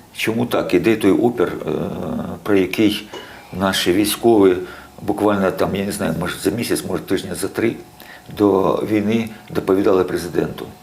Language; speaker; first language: Ukrainian; native; Ukrainian